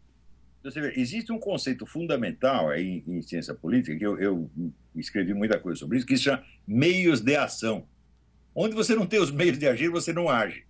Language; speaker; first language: Portuguese; native; Portuguese